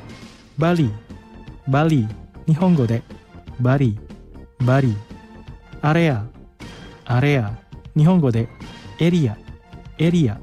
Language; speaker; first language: Japanese; non-native, fluent; Indonesian